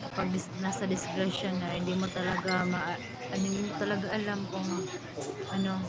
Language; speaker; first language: Filipino; non-native, local second language; Cebuano